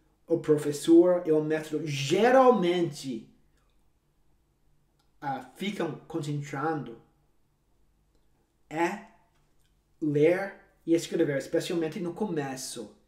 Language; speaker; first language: Portuguese; non-native, fluent; English